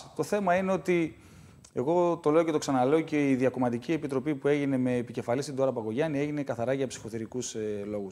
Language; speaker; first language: Greek; native; Greek